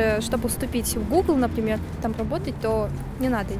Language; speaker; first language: Russian; native; Russian